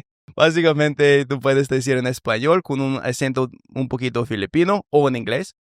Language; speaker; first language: Spanish; non-native, fluent; English